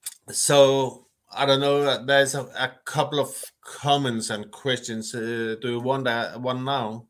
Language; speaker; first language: English; non-native, fluent; Danish